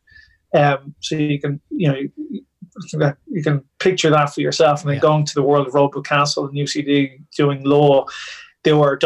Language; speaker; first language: English; native; English